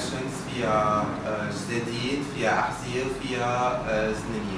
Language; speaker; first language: Arabic; native; Arabic